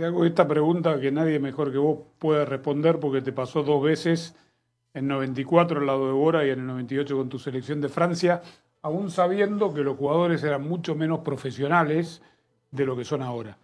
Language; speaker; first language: Spanish; native; Spanish